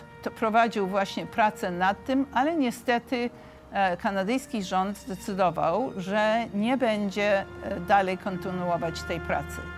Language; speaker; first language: Polish; early bilingual, heritage; English